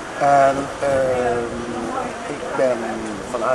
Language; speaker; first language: Dutch; native; Dutch